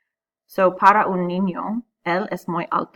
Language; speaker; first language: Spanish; non-native, fluent; English